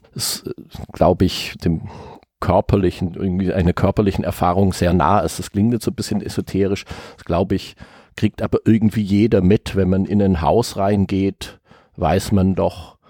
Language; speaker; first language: German; native; German